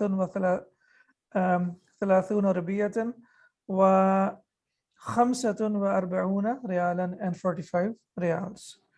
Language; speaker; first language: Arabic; non-native, fluent; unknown